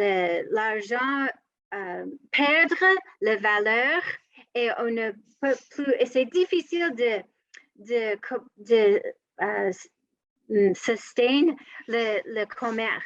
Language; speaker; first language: French; non-native, learner; English